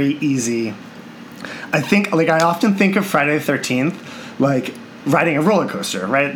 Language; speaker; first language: English; native; English